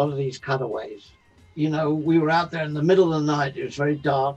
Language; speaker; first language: English; native; English